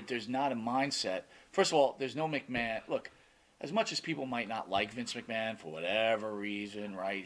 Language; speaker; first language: English; native; English